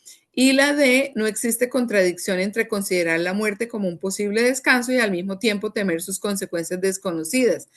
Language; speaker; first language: Spanish; native; Spanish